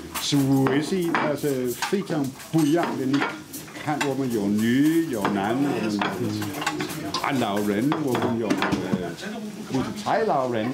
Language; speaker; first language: Chinese; non-native, learner; Danish